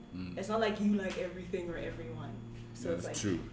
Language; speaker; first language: English; non-native, local second language; Tswana